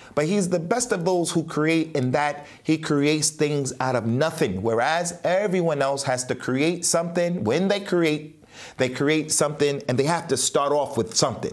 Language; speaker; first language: English; native; English